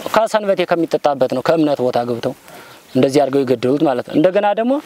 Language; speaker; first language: Amharic; native; Amharic